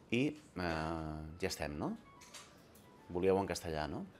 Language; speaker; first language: Spanish; non-native, local second language; Catalan